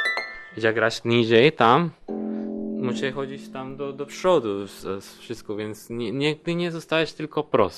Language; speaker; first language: Polish; non-native, learner; Spanish